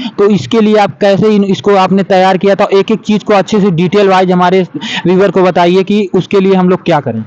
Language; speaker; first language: Hindi; native; Hindi